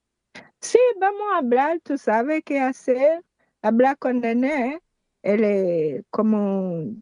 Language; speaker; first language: Spanish; non-native, learner; Haitian Creole